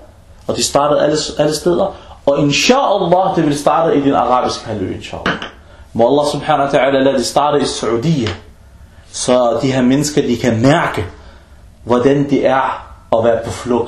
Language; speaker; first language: Danish; non-native, fluent; Arabic